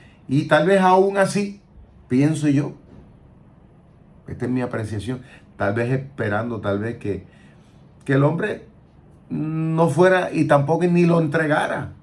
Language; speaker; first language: Spanish; native; Spanish